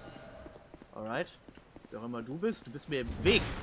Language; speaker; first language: German; native; German